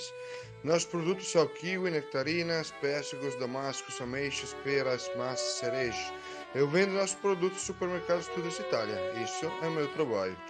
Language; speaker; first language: Portuguese; non-native, fluent; Italian